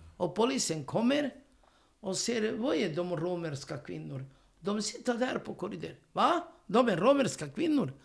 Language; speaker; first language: Swedish; non-native, learner; Romany